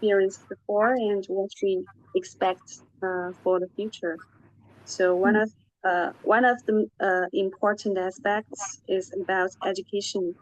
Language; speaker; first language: English; non-native, fluent; Chinese